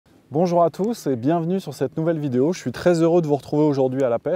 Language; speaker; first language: French; native; French